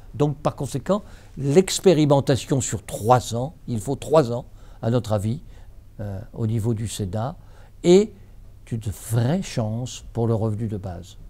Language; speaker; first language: French; native; French